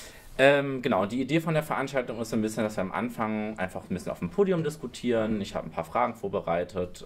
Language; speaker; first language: German; native; German